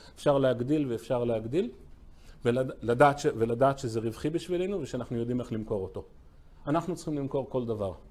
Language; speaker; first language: Hebrew; early bilingual, other home language; English